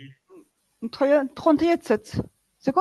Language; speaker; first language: French; non-native, local second language; Arabic